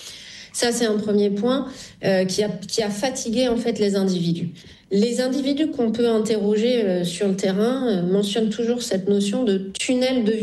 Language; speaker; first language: French; native; French